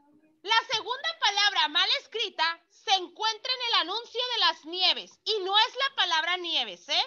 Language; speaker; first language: Spanish; native; Spanish